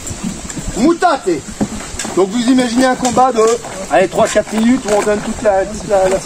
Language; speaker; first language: French; native; French